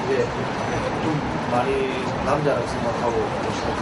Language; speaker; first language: Korean; early bilingual, heritage; Japanese